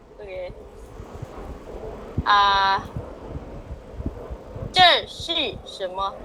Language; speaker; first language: Chinese; non-native, learner; Thai